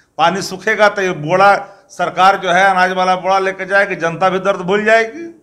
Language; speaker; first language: Hindi; native; Hindi